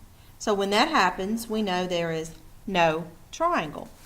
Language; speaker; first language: English; native; English